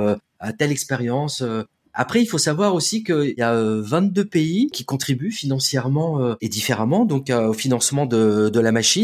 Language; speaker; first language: French; native; French